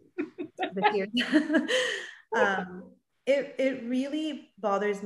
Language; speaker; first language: English; native; English